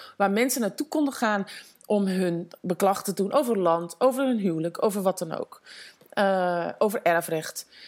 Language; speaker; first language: Dutch; native; Dutch